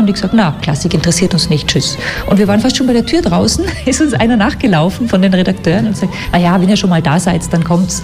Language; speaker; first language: German; native; German